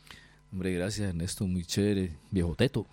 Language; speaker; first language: Spanish; native; Spanish